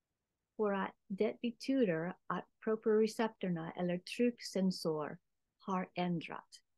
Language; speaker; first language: Swedish; non-native, learner; English